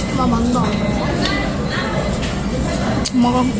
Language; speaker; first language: Korean; non-native, learner; Thai